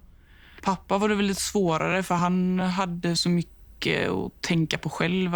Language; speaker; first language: Swedish; native; Swedish